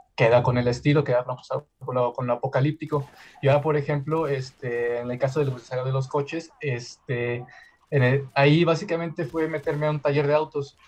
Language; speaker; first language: Spanish; native; Spanish